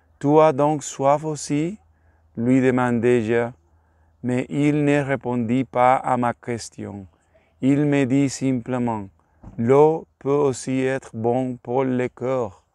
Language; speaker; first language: French; non-native, learner; Spanish